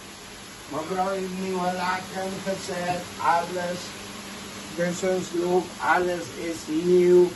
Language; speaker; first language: Dutch; non-native, local second language; Caribbean Hindustani